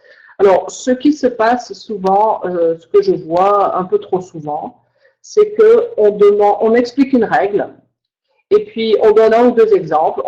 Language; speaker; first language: French; native; French